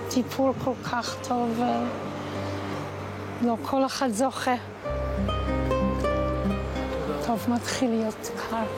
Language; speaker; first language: Hebrew; non-native, fluent; English